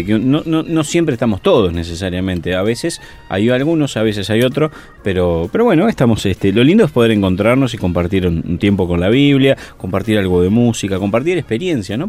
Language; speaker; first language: Spanish; native; Spanish